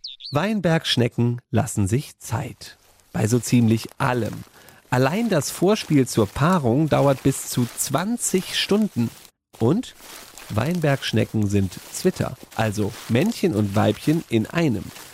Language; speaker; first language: German; native; German